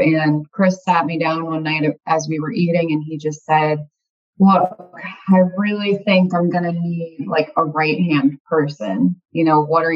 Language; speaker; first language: English; native; English